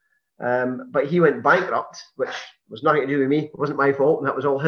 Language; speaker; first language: English; native; English